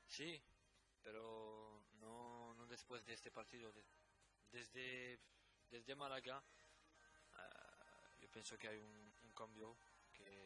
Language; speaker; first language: Spanish; non-native, learner; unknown